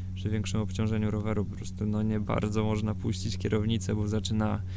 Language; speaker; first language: Polish; native; Polish